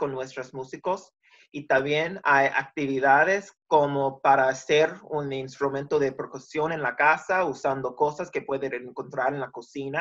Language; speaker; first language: Spanish; early bilingual, heritage; Spanish